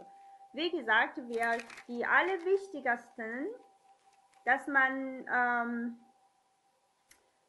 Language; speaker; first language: German; non-native, learner; Chinese